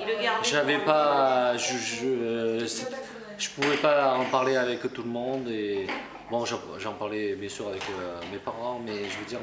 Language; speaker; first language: French; early bilingual, other home language; Korean